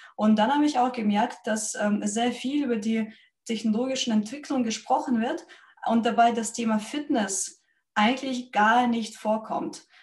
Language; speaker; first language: German; non-native, fluent; Russian